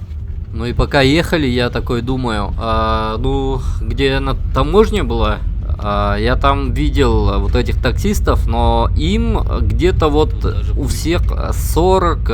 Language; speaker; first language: Russian; native; Russian